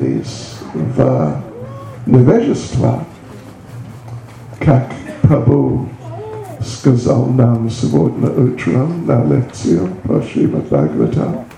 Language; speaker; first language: Russian; non-native, learner; English